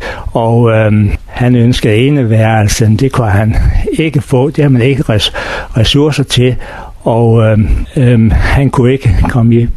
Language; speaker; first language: Danish; native; Danish